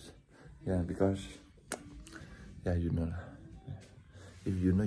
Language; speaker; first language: English; non-native, learner; Indonesian